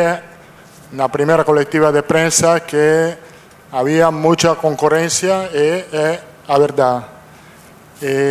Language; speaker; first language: Portuguese; non-native, fluent; Italian